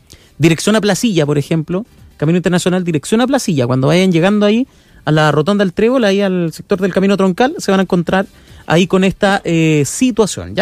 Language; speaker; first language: Spanish; native; Spanish